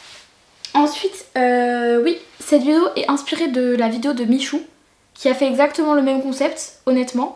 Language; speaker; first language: French; native; French